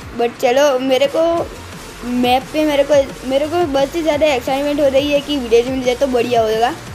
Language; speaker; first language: Hindi; non-native, local second language; Gujarati